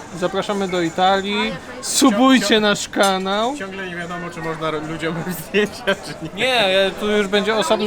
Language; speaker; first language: Polish; native; Polish